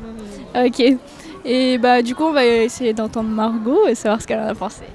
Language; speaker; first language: French; native; French